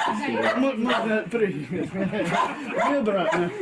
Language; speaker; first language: Russian; non-native, learner; English